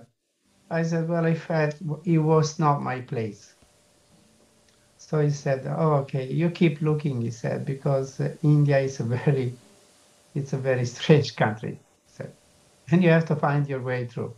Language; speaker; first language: English; non-native, fluent; Italian